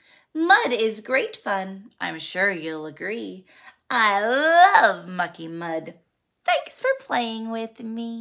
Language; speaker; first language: English; native; English